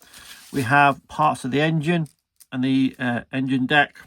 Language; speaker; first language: English; native; English